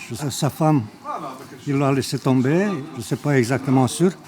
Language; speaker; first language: French; non-native, fluent; Romanian